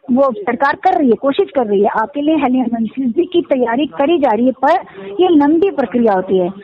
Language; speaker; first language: Hindi; native; Hindi